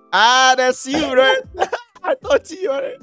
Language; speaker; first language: English; non-native, fluent; Indonesian